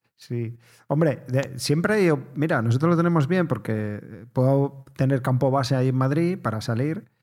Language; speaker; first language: Spanish; native; Spanish